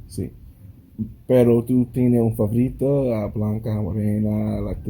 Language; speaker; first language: Spanish; non-native, learner; English